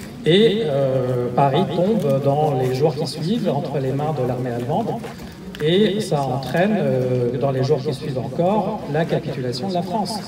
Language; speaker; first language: French; native; French